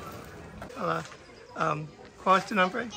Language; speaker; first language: Spanish; non-native, learner; English